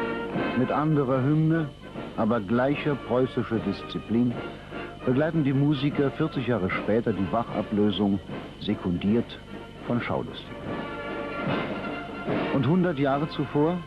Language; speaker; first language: German; native; German